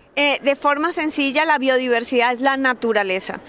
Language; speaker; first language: Spanish; native; Spanish